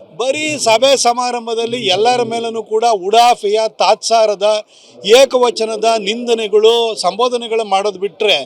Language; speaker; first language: Kannada; native; Kannada